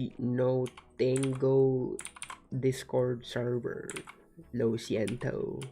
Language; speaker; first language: Spanish; non-native, learner; English